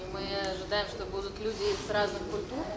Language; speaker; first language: Russian; native; Russian